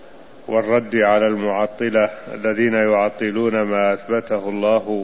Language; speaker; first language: Arabic; native; Arabic